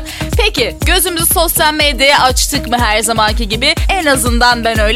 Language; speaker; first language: Turkish; native; Turkish